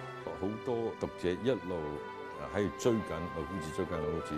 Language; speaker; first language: Chinese; native; Chinese